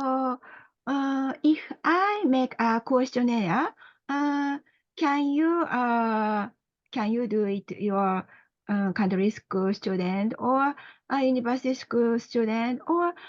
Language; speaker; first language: English; non-native, learner; Japanese